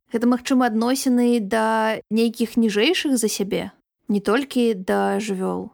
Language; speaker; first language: Belarusian; non-native, local second language; Russian